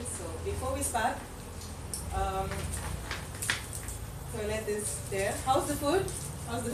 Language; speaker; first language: English; non-native, learner; Indonesian